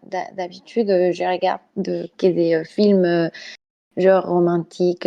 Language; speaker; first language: French; non-native, fluent; Spanish